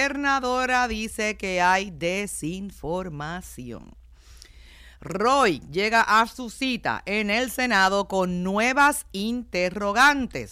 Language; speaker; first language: Spanish; native; Spanish